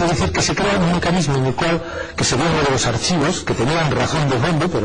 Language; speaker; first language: Spanish; native; Spanish